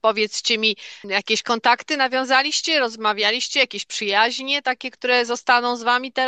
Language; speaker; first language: Polish; native; Polish